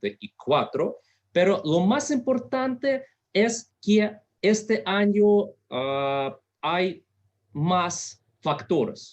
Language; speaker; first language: Spanish; non-native, fluent; Russian